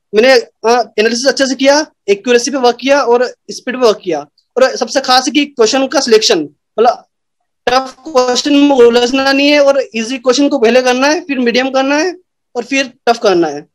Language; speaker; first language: Hindi; native; Hindi